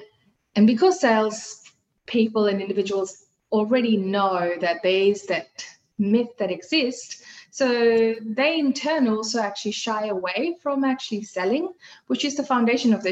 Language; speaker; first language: English; non-native, fluent; Hindi